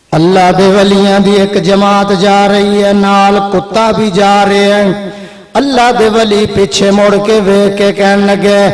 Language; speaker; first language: Urdu; native; Urdu